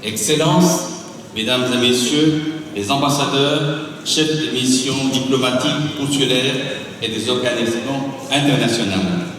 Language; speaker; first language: French; non-native, fluent; Chinese